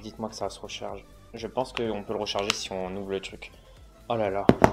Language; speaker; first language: French; native; French